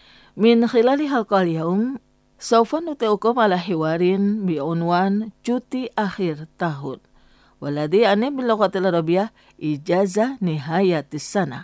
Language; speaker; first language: Arabic; non-native, fluent; Indonesian